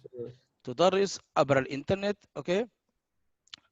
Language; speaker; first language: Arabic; non-native, fluent; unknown